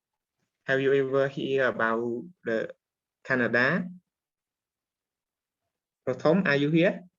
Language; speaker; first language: English; non-native, learner; Khmer